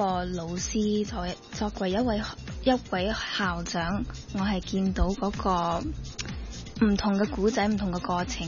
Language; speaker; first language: Cantonese; early bilingual, heritage; Cantonese